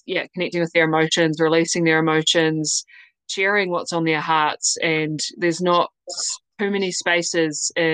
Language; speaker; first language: English; native; English